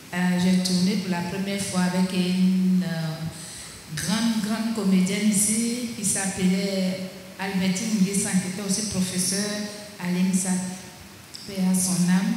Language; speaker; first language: French; non-native, local second language; Baoulé